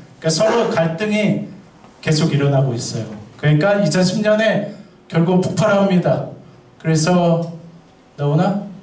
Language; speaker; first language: Korean; native; Korean